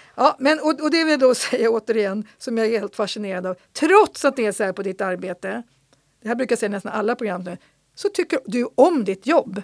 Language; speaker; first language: Swedish; native; Swedish